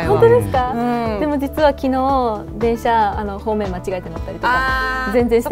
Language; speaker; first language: Japanese; native; Japanese